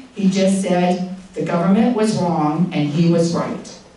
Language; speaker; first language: English; native; English